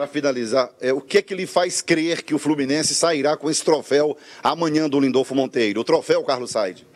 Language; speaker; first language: Portuguese; native; Portuguese